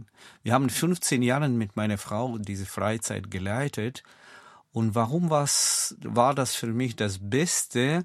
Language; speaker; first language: German; non-native, fluent; Russian